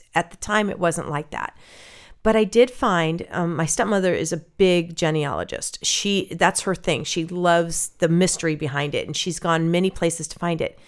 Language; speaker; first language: English; early bilingual, other home language; Norwegian